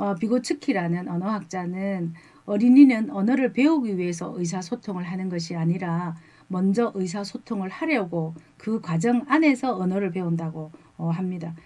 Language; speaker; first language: Korean; native; Korean